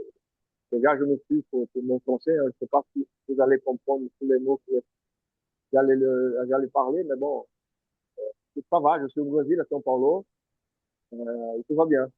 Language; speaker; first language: French; non-native, fluent; Portuguese